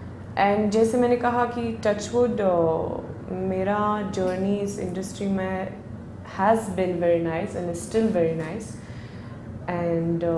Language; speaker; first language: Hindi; non-native, learner; Swedish